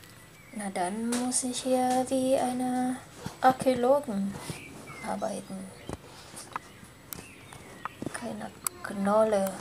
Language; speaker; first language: German; non-native, fluent; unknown